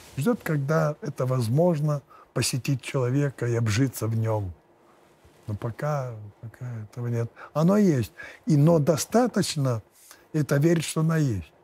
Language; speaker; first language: Russian; non-native, fluent; Lithuanian